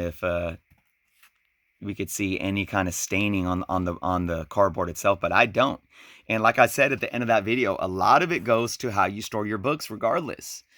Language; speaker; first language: English; native; English